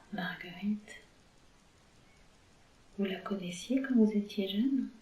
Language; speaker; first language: French; native; French